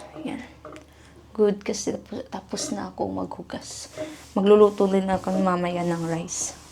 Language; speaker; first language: Filipino; non-native, local second language; Hiligaynon